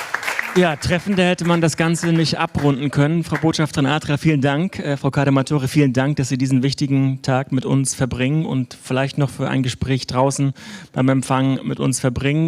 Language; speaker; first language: German; native; German